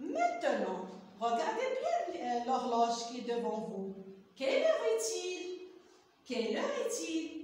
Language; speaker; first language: French; non-native, local second language; Arabic